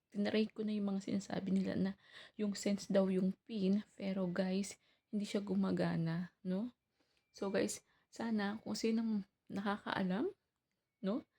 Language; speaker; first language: Filipino; native; Filipino